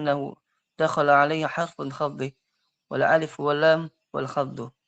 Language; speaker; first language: Arabic; non-native, learner; Indonesian